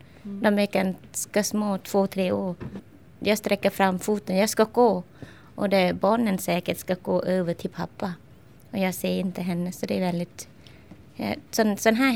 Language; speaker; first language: Swedish; non-native, learner; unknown